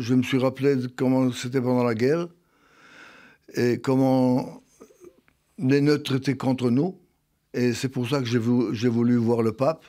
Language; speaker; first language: French; non-native, fluent; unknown